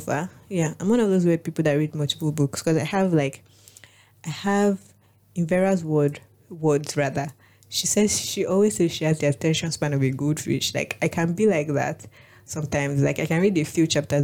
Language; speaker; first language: English; non-native, local second language; Yoruba